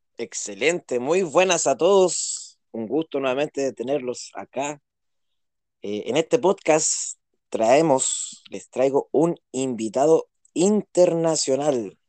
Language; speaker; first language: Spanish; native; Spanish